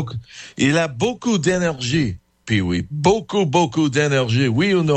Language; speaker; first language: French; non-native, learner; English